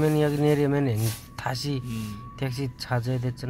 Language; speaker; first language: Korean; non-native, learner; Nepali